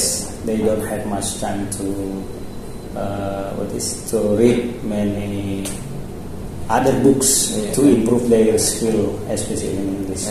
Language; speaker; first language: English; non-native, local second language; Indonesian